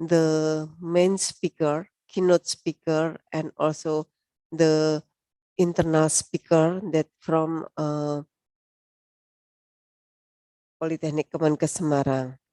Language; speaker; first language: English; non-native, learner; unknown